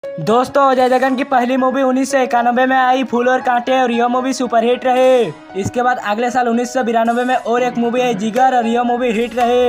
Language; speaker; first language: Hindi; non-native, local second language; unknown